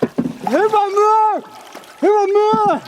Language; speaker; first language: Finnish; native; Finnish